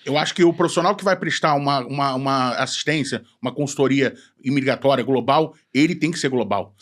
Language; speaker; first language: Portuguese; native; Portuguese